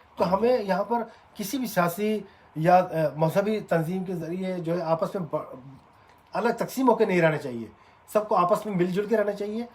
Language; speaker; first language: Urdu; non-native, local second language; Punjabi